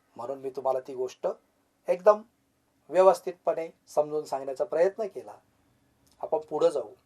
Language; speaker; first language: Marathi; native; Marathi